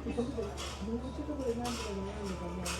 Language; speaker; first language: Japanese; native; Japanese